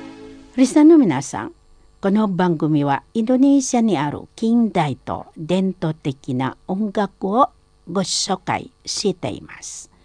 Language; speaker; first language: Japanese; non-native, fluent; Indonesian